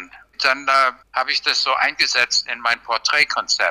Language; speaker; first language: German; non-native, fluent; English